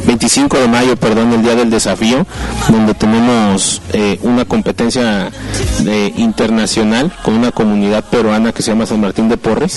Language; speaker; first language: Spanish; native; Spanish